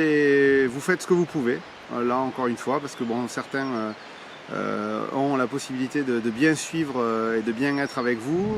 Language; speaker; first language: French; native; French